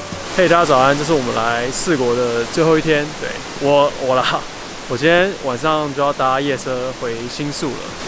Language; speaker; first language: Chinese; native; Chinese